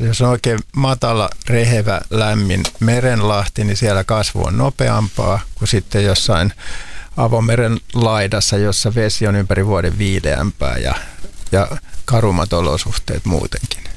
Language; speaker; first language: Finnish; native; Finnish